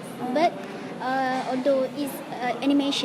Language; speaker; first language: English; non-native, learner; Malay